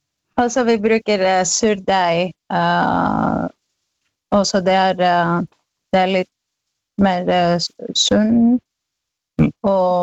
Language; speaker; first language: Norwegian; non-native, learner; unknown